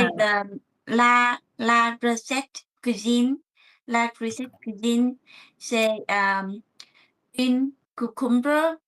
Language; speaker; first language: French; non-native, learner; Vietnamese